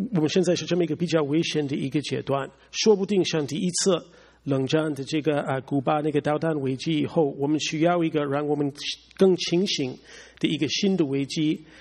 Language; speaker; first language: Chinese; non-native, fluent; English